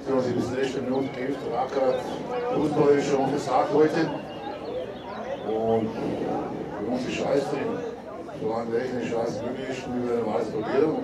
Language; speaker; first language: German; non-native, learner; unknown